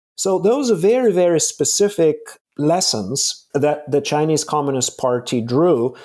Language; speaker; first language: English; non-native, fluent; Bulgarian